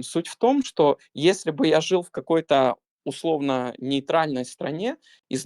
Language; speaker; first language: Russian; native; Russian